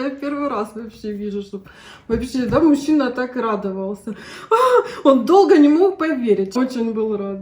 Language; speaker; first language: Russian; native; Russian